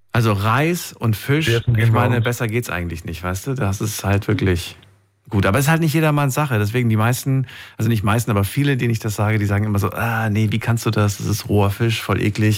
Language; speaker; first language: German; native; German